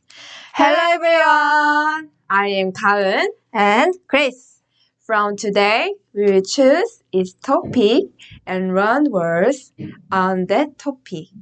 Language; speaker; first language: English; non-native, fluent; Korean